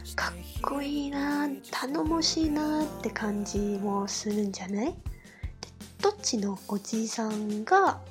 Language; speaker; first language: Japanese; non-native, fluent; Chinese